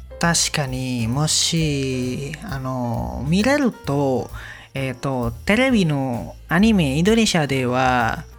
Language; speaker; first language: Japanese; non-native, learner; Indonesian